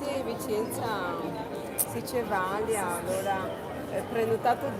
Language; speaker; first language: Italian; non-native, learner; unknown